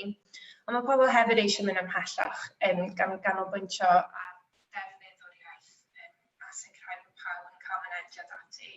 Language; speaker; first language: Welsh; native; Welsh